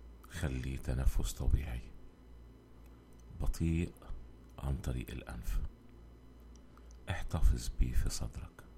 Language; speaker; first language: Arabic; native; Arabic